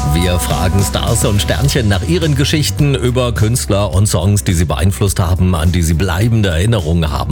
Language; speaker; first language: German; native; German